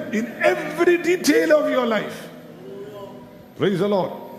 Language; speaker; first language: English; non-native, local second language; Malayalam